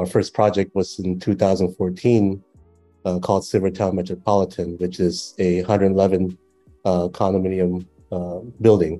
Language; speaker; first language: English; native; English